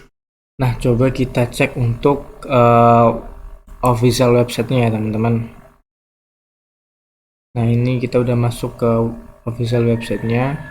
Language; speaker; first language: Indonesian; native; Indonesian